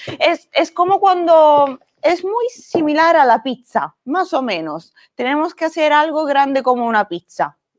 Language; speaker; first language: Spanish; non-native, fluent; Italian